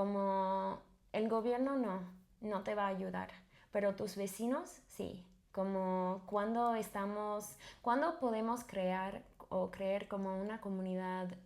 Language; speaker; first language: Spanish; non-native, fluent; English